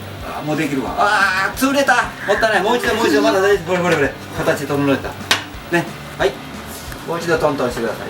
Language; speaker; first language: Japanese; native; Japanese